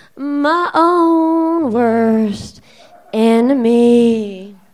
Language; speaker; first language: English; native; English